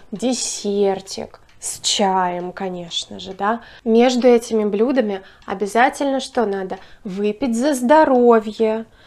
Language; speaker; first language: Russian; native; Russian